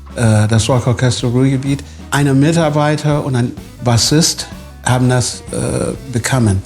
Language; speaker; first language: German; non-native, fluent; English